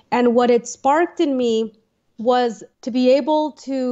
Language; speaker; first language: English; native; English